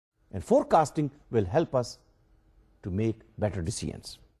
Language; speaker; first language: English; non-native, local second language; Urdu